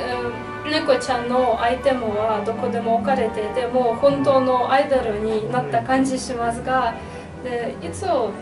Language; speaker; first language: Japanese; non-native, fluent; Russian